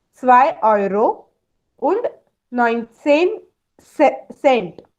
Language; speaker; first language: German; non-native, fluent; Hindi